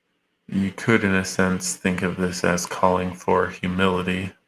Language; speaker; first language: English; native; English